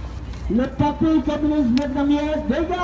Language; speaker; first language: French; non-native, fluent; Vietnamese